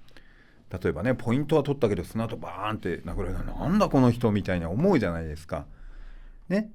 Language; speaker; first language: Japanese; native; Japanese